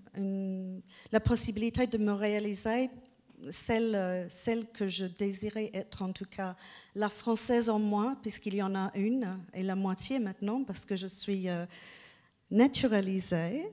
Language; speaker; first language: French; non-native, fluent; English